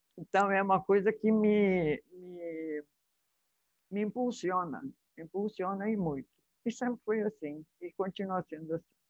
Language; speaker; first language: Portuguese; early bilingual, other home language; Hungarian